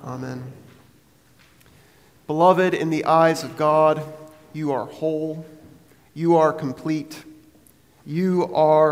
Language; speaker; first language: English; native; English